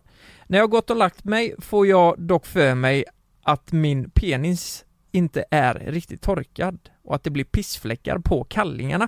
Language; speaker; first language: Swedish; native; Swedish